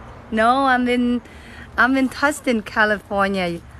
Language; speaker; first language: English; non-native, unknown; Vietnamese